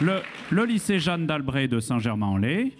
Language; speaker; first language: French; native; French